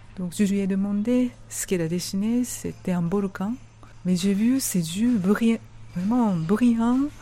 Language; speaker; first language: French; non-native, fluent; Japanese